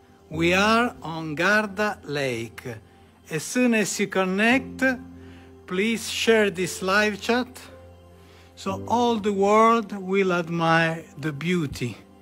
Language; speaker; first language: English; non-native, fluent; Italian